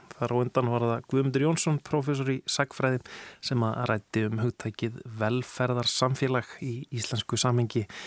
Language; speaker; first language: Icelandic; native; Icelandic